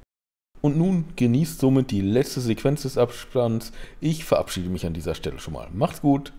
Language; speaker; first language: German; native; German